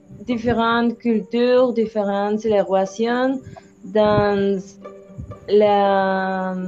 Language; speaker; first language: French; non-native, learner; Spanish